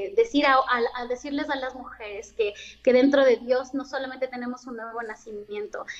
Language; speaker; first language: Spanish; native; Spanish